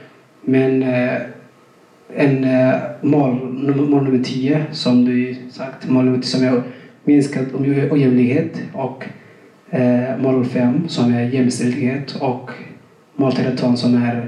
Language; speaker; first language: Swedish; non-native, fluent; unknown